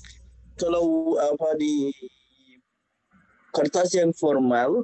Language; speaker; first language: Indonesian; non-native, fluent; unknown